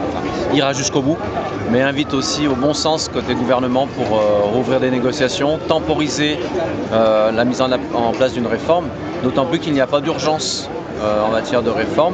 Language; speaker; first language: French; native; French